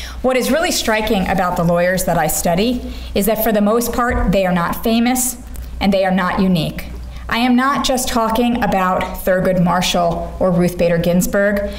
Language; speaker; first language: English; native; English